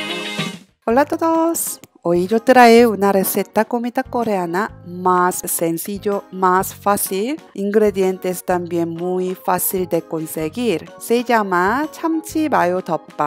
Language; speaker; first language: Spanish; non-native, learner; Korean